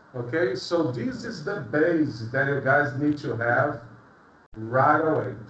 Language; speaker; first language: English; non-native, fluent; Portuguese